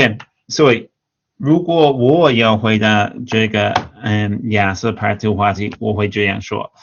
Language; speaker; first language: Chinese; non-native, fluent; English